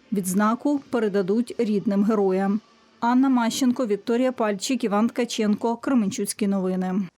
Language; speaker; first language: Ukrainian; native; Ukrainian